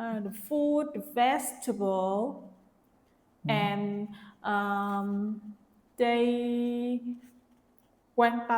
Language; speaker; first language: English; non-native, learner; Vietnamese